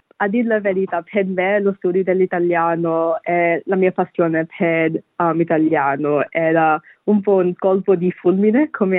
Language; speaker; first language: Italian; non-native, fluent; Bangla